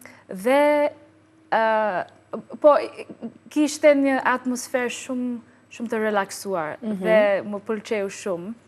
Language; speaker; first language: Albanian; non-native, learner; English